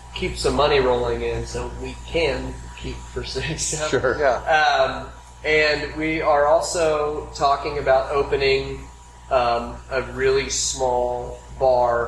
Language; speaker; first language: English; native; English